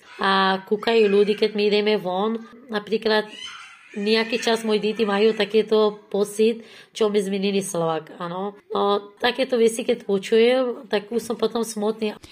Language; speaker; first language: Slovak; non-native, learner; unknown